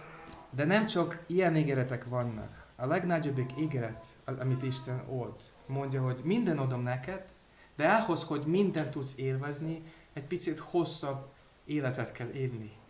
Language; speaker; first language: Hungarian; non-native, learner; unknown